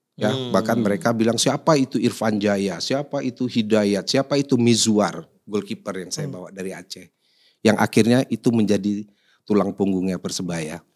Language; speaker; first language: Indonesian; native; Indonesian